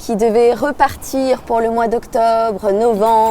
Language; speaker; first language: French; native; French